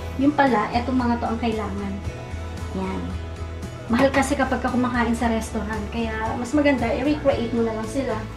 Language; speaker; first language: Filipino; non-native, local second language; Iloko